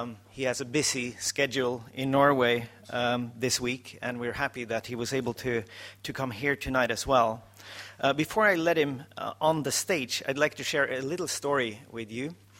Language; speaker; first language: English; non-native, fluent; Norwegian